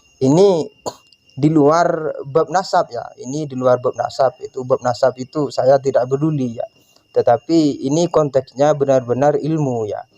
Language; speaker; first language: Indonesian; non-native, local second language; Madurese